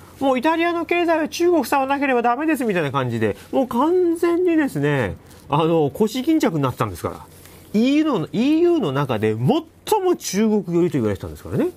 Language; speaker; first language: Japanese; native; Japanese